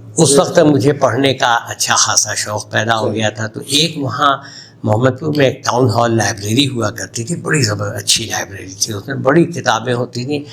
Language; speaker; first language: Urdu; native; Urdu